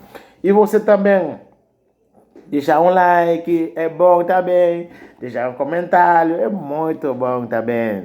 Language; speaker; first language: Portuguese; non-native, learner; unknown